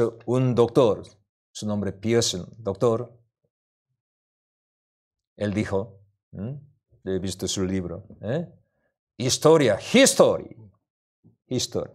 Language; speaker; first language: Spanish; non-native, learner; Korean